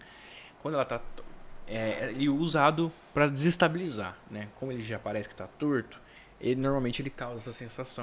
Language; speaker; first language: Portuguese; native; Portuguese